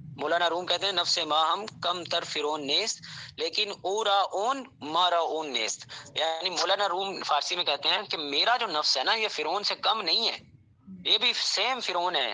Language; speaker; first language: Urdu; non-native, local second language; Punjabi